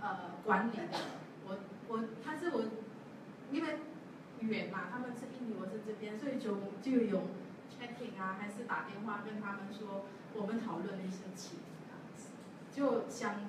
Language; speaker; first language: Chinese; non-native, learner; Javanese